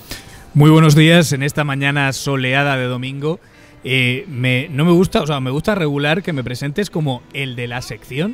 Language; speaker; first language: Spanish; native; Spanish